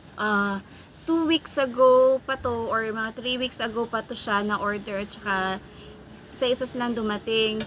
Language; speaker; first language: Filipino; non-native, local second language; Cebuano